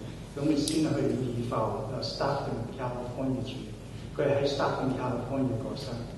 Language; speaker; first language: Cantonese; early bilingual, heritage; Cantonese